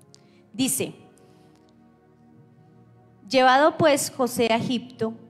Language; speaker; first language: Spanish; native; Spanish